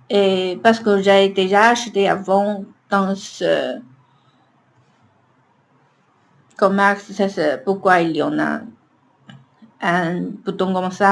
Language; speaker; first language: French; non-native, learner; Chinese